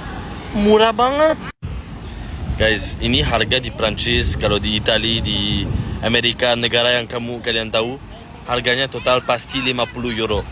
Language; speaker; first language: Indonesian; non-native, learner; French